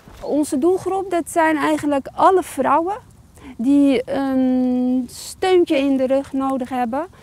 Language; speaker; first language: Dutch; early bilingual, other home language; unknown